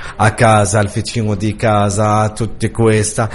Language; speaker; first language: Italian; non-native, learner; Arabic